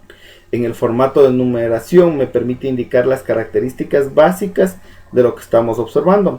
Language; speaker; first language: Spanish; native; Spanish